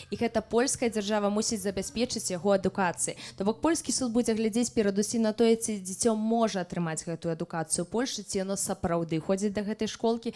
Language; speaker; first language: Belarusian; native; Belarusian